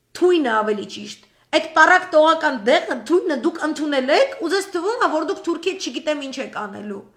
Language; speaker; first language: Armenian; native; Armenian